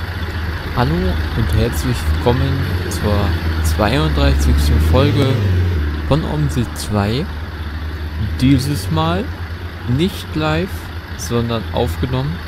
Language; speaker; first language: German; native; German